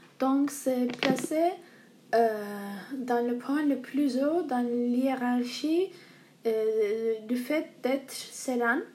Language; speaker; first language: French; non-native, learner; Turkish